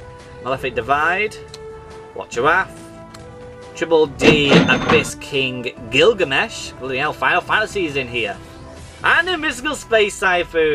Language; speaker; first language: English; native; English